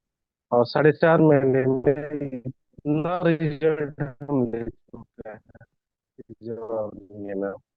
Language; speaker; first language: Hindi; native; Hindi